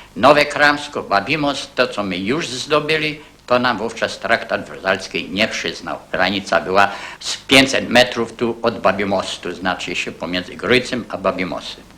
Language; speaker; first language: Polish; native; Polish